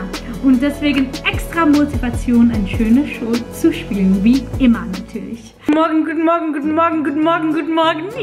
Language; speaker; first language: German; non-native, fluent; Dutch